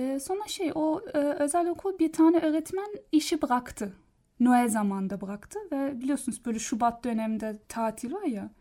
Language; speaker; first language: Turkish; non-native, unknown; German